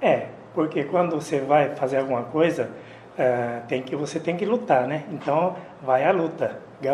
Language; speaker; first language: Portuguese; non-native, fluent; Japanese